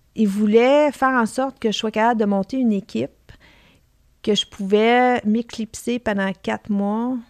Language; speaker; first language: French; native; French